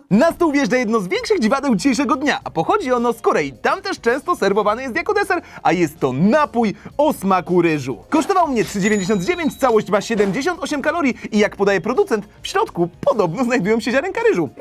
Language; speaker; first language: Polish; native; Polish